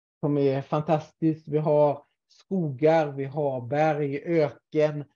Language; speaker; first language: Swedish; native; Swedish